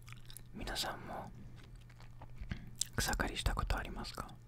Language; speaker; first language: Japanese; non-native, learner; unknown